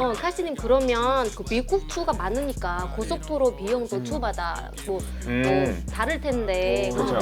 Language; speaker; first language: Korean; non-native, fluent; Vietnamese